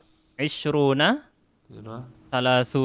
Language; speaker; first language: Arabic; non-native, fluent; Indonesian